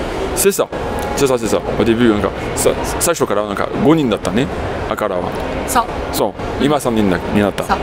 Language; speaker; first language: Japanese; non-native, fluent; French